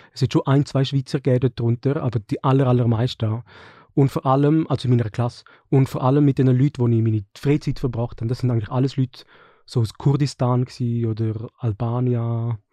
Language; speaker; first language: German; early bilingual, other home language; Serbian